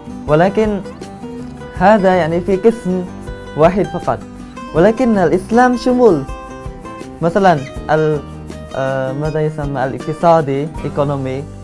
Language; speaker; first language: Arabic; non-native, fluent; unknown